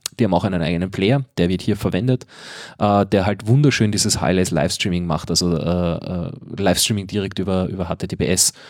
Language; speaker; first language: German; native; German